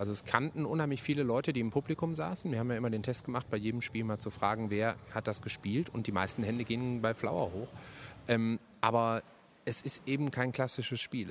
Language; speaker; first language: German; native; German